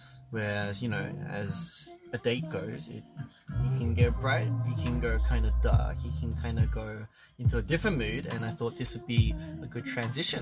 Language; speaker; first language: English; early bilingual, other home language; Korean